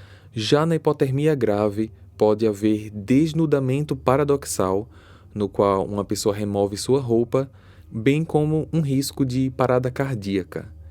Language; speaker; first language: Portuguese; native; Portuguese